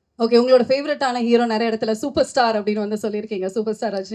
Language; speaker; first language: Tamil; native; Tamil